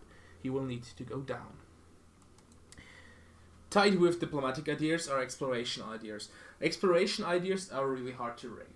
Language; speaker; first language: English; non-native, fluent; German